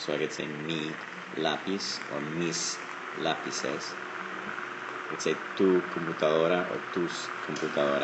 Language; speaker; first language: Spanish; non-native, fluent; English